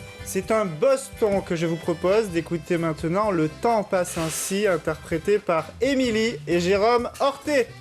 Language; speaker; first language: French; native; French